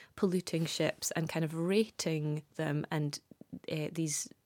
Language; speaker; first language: English; native; English